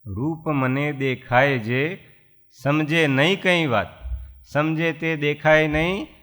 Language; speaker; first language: Hindi; non-native, local second language; Gujarati